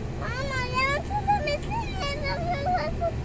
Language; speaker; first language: Polish; early bilingual, heritage; Polish